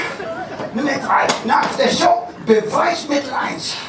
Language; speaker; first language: German; non-native, fluent; English